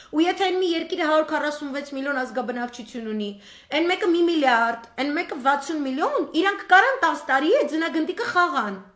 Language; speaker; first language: Armenian; native; Armenian